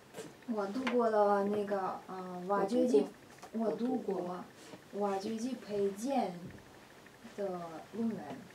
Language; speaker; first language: Chinese; non-native, learner; Russian